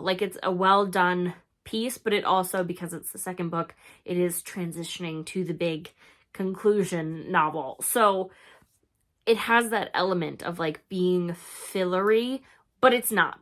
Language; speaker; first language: English; native; English